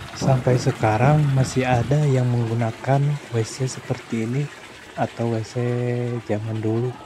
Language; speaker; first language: Malay; non-native, local second language; Sundanese